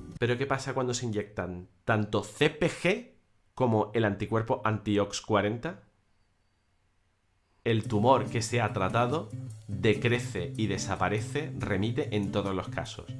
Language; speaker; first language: Spanish; native; Spanish